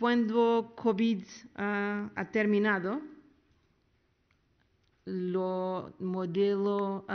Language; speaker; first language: Spanish; non-native, learner; Portuguese